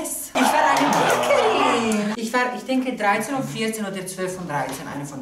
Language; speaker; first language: German; non-native, local second language; Italian